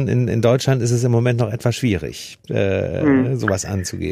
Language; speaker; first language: German; native; German